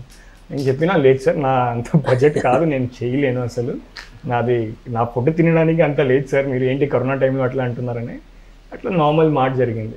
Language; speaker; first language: Telugu; non-native, local second language; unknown